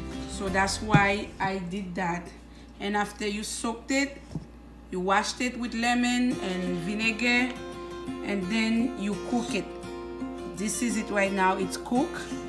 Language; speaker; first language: English; non-native, fluent; Haitian Creole